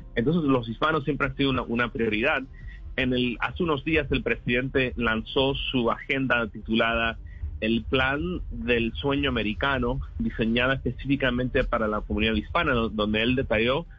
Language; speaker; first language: Spanish; early bilingual, heritage; Spanish